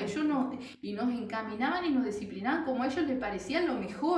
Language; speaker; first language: Spanish; native; Spanish